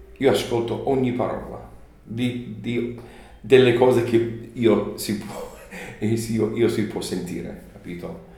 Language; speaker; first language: Italian; non-native, learner; English